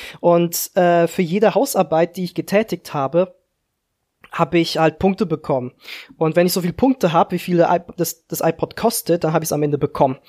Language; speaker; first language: German; early bilingual, other home language; Czech